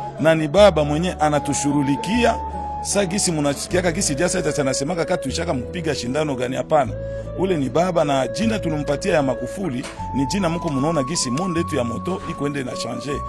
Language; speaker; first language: Swahili; native; Swahili